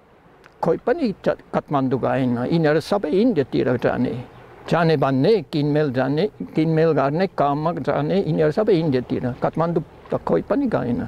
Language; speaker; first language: Nepali; non-native, learner; German